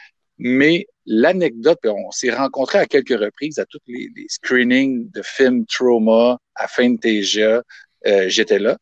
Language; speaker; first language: French; native; French